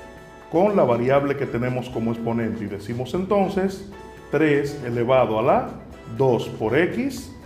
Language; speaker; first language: Spanish; native; Spanish